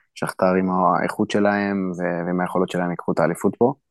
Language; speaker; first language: Hebrew; native; Hebrew